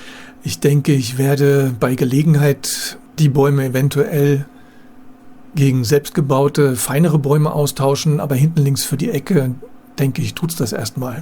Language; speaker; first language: German; native; German